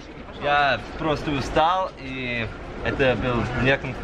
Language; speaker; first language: Russian; non-native, learner; English